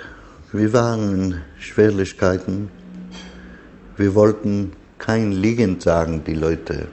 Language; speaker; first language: German; non-native, learner; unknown